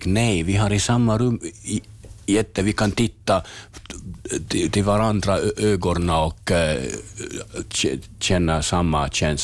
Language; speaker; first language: Swedish; non-native, learner; Finnish